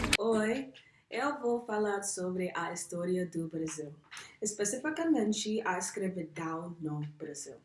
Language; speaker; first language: Portuguese; non-native, learner; English